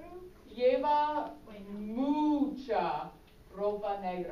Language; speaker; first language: Spanish; non-native, fluent; English